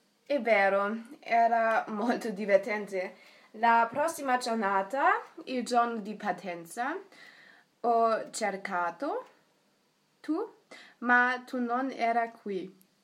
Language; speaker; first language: Italian; non-native, learner; German